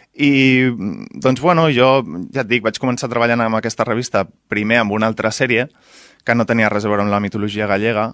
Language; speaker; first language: Catalan; non-native, local second language; Spanish